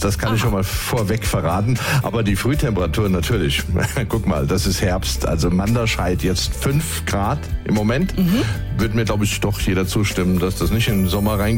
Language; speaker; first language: German; native; German